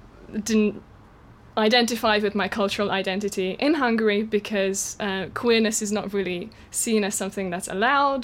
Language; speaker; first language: English; non-native, fluent; Hungarian